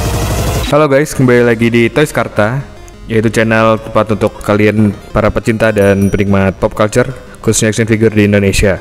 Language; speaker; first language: Indonesian; native; Indonesian